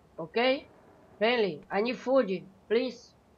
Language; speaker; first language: English; non-native, learner; Portuguese